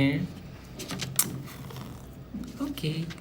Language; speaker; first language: Korean; non-native, local second language; Filipino